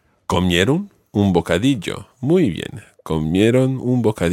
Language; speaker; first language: Spanish; non-native, fluent; English